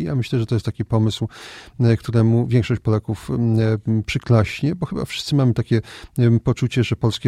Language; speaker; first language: Polish; native; Polish